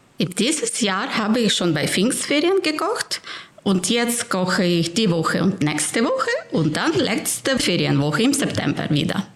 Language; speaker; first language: German; non-native, fluent; Ukrainian